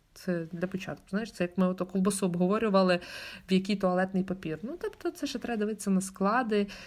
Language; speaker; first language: Ukrainian; native; Ukrainian